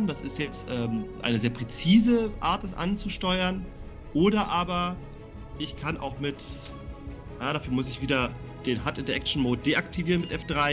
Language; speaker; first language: German; native; German